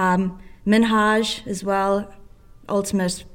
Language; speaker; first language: English; native; English